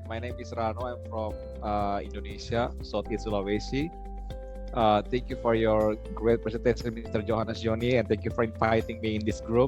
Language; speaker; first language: English; non-native, learner; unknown